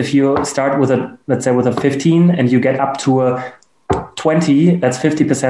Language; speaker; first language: English; non-native, fluent; German